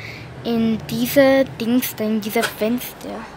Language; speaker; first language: German; early bilingual, other home language; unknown